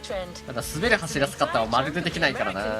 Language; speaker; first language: Japanese; native; Japanese